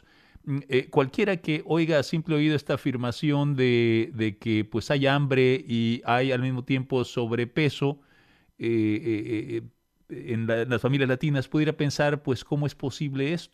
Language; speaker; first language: Spanish; native; Spanish